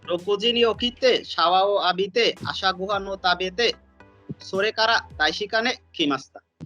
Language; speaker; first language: Japanese; non-native, learner; Bangla